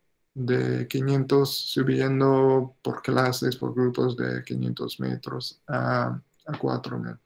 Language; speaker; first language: Spanish; non-native, fluent; English